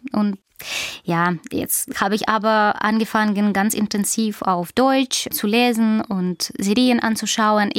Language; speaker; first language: German; non-native, fluent; Russian